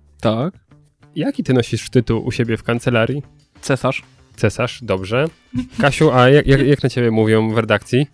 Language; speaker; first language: Polish; native; Polish